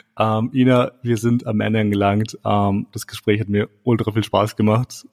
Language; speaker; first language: German; early bilingual, other home language; Albanian